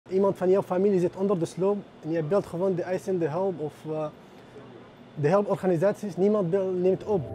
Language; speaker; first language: Dutch; non-native, fluent; Arabic